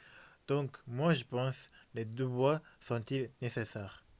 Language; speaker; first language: French; non-native, learner; Japanese